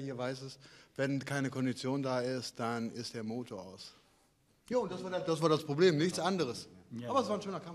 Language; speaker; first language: German; native; German